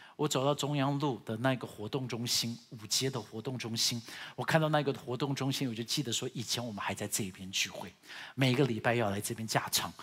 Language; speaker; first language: Chinese; early bilingual, heritage; Chinese